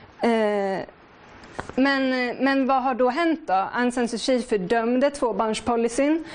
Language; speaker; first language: Swedish; native; Swedish